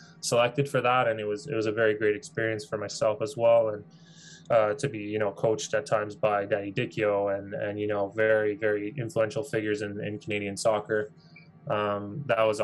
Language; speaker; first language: English; native; English